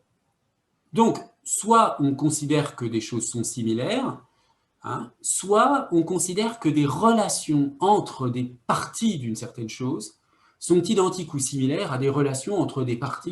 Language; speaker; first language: French; native; French